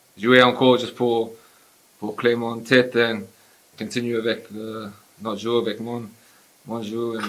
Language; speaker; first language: French; non-native, learner; English